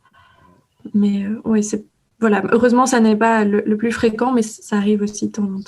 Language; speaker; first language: French; native; French